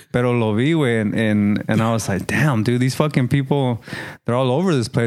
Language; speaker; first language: English; early bilingual, other home language; Spanish